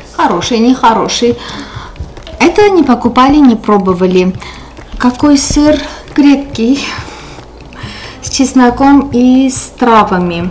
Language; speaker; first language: Russian; non-native, local second language; Armenian